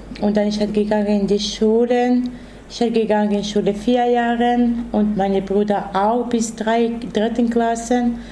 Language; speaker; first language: German; non-native, learner; Romany